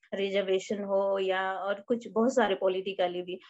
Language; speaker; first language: Hindi; non-native, local second language; Odia